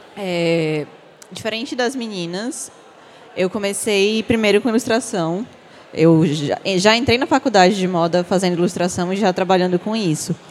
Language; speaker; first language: Portuguese; native; Portuguese